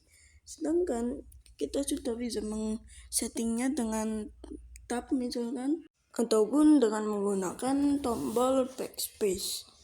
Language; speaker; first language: Indonesian; native; Indonesian